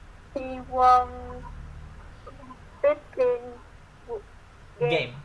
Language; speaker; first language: English; non-native, learner; Vietnamese